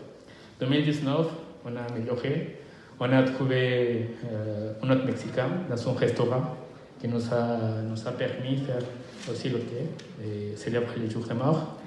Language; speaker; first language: French; non-native, fluent; Spanish